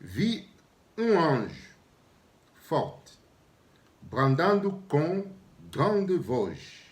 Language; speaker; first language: Portuguese; non-native, learner; Lingala